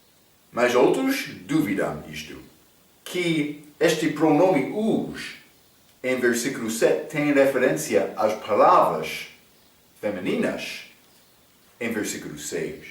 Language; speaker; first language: Portuguese; non-native, fluent; English